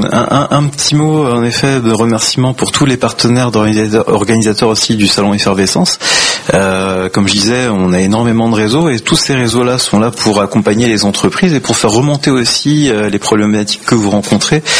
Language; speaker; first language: French; native; French